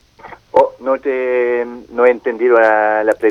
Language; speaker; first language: Spanish; non-native, fluent; French